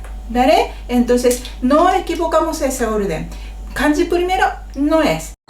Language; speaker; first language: Spanish; non-native, fluent; Japanese